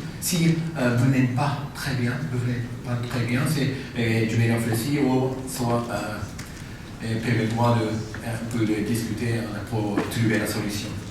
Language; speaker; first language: French; non-native, fluent; Japanese